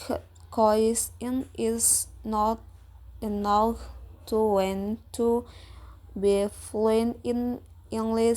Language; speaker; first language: English; non-native, learner; Indonesian